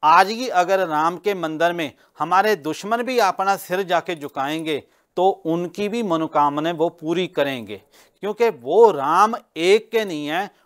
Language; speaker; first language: Hindi; non-native, local second language; Punjabi